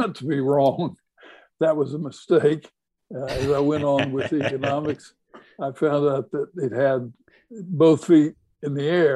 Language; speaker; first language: English; native; English